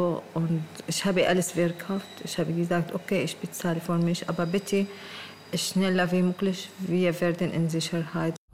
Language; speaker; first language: German; non-native, learner; Arabic